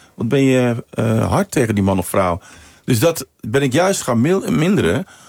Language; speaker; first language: Dutch; early bilingual, other home language; Sranan Tongo